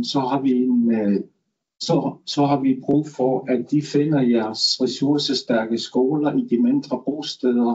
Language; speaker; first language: Danish; non-native, local second language; Kalaallisut